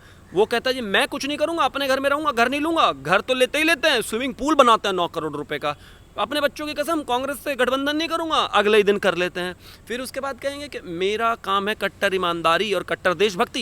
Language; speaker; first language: Hindi; native; Hindi